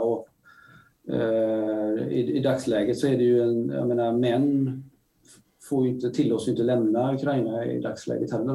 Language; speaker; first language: Swedish; native; Swedish